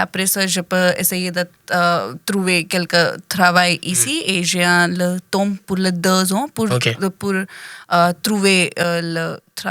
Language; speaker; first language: French; non-native, learner; Hindi